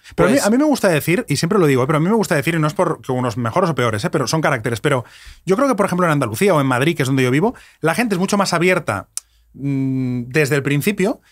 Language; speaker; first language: Spanish; native; Spanish